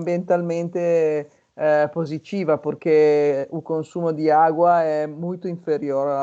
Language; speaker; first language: Portuguese; non-native, fluent; Italian